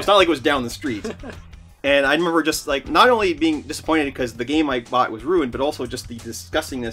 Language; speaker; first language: English; native; English